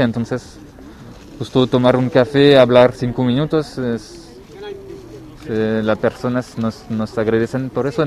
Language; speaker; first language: Spanish; non-native, fluent; French